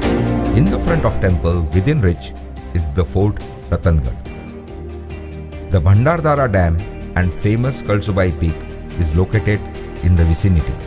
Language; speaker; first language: English; non-native, local second language; Marathi